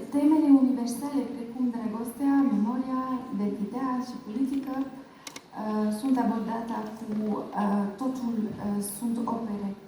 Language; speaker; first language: Romanian; non-native, learner; French